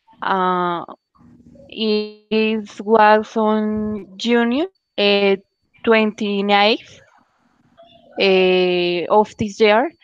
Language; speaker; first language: English; non-native, learner; Spanish